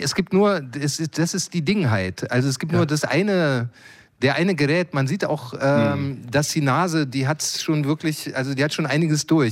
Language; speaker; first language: German; native; German